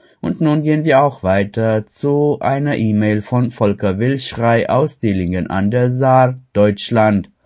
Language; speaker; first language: German; non-native, fluent; Romanian